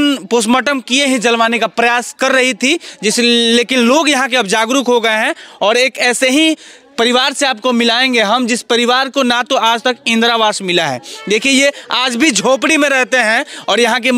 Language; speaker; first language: Hindi; native; Hindi